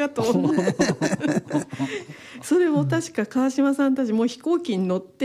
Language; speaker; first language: Japanese; native; Japanese